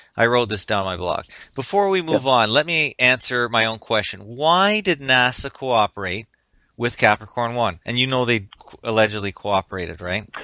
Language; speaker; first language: English; native; English